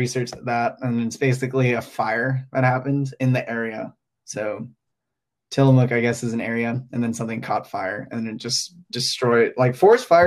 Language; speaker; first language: English; native; English